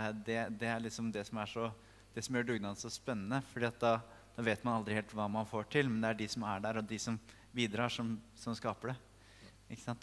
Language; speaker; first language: Norwegian; native; Norwegian